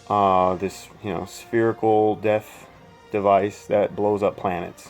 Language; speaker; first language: English; native; English